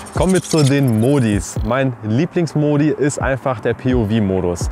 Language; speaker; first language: German; early bilingual, other home language; Russian